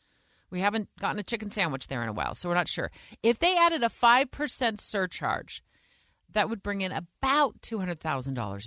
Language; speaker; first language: English; native; English